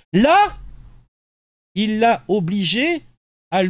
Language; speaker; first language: French; native; French